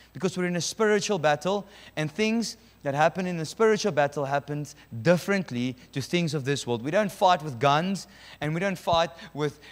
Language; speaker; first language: English; non-native, local second language; Afrikaans